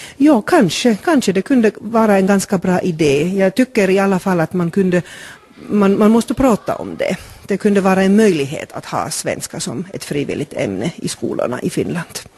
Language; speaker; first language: Swedish; non-native, local second language; Finnish